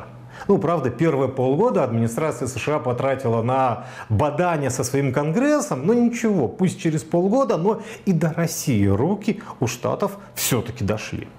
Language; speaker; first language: Russian; native; Russian